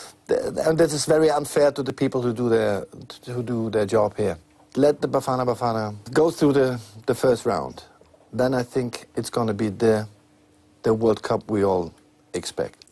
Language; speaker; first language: English; non-native, fluent; German